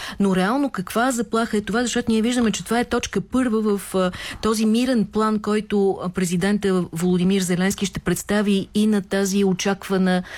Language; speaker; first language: Bulgarian; native; Bulgarian